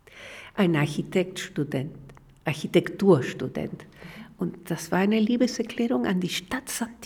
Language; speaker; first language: German; non-native, fluent; Spanish